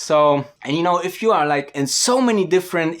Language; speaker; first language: English; non-native, fluent; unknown